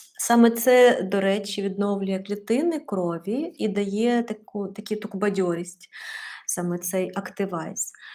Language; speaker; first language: Ukrainian; native; Ukrainian